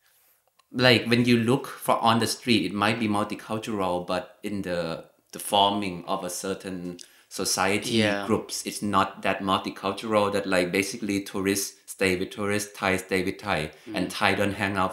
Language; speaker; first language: English; non-native, fluent; Thai